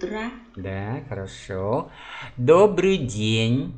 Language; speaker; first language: Russian; non-native, fluent; Vietnamese